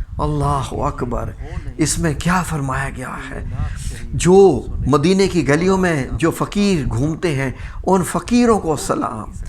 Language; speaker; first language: Urdu; native; Urdu